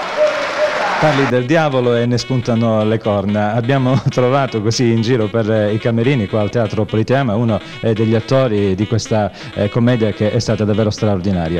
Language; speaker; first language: Italian; native; Italian